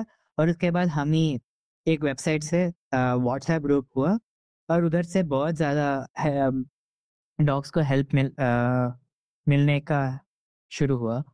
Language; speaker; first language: Hindi; non-native, local second language; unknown